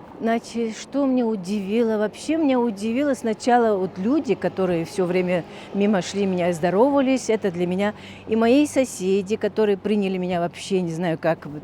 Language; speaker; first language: Russian; non-native, local second language; Abkhazian